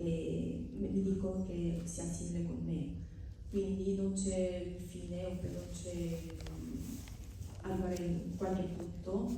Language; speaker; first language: Italian; non-native, fluent; Korean